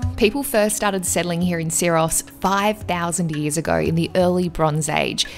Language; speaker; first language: English; native; English